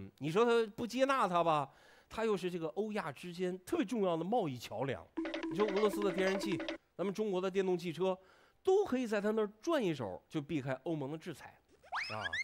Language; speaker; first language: Chinese; native; Chinese